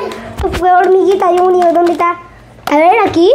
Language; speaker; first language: Spanish; native; Spanish